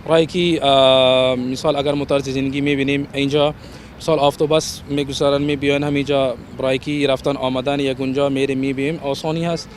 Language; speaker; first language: Persian; non-native, learner; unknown